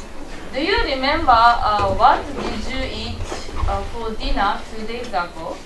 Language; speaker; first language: English; non-native, learner; Japanese